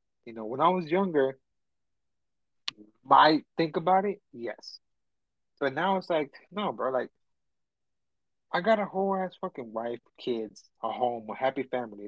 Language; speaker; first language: English; early bilingual, other home language; Spanish